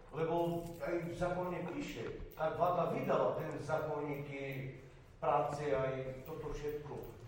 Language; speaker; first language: Slovak; non-native, local second language; Romany